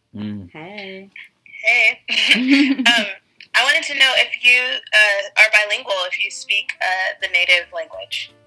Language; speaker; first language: English; early bilingual, other home language; Wolof